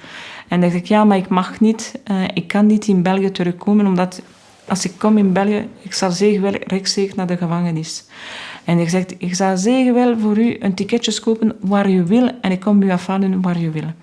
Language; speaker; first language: Dutch; non-native, fluent; French